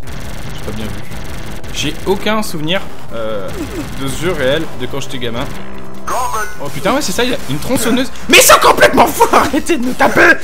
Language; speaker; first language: French; native; French